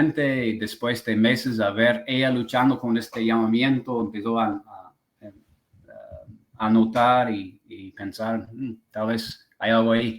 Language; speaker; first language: Spanish; non-native, fluent; English